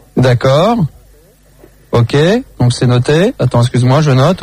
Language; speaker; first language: French; native; French